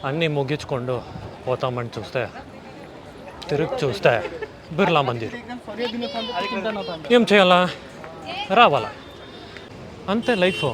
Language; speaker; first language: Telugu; non-native, learner; Kannada